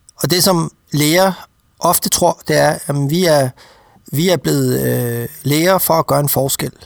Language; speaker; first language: Danish; native; Danish